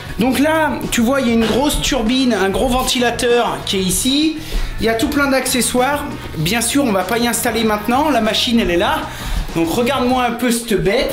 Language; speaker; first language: French; native; French